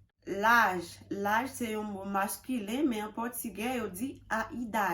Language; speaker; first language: French; non-native, local second language; Haitian Creole